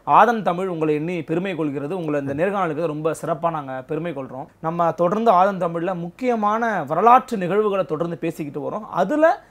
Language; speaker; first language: Tamil; native; Tamil